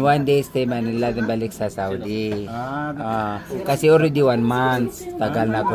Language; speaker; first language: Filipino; non-native, learner; Arabic